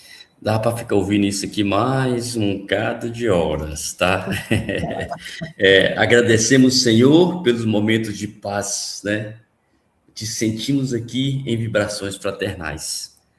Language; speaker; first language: Portuguese; native; Portuguese